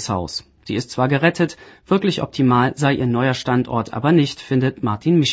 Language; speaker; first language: German; native; German